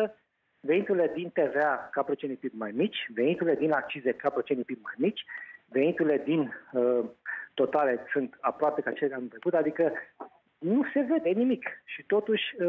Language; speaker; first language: Romanian; native; Romanian